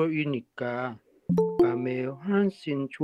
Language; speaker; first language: Korean; non-native, learner; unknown